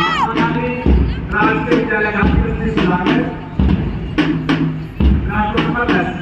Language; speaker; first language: Hindi; native; Hindi